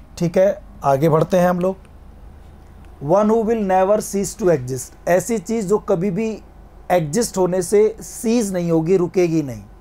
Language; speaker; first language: Hindi; native; Hindi